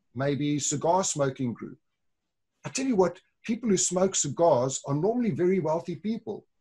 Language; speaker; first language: English; native; English